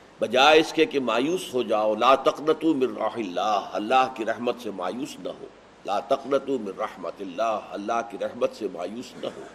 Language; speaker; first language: Urdu; native; Urdu